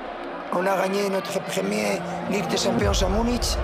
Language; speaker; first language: French; non-native, fluent; Spanish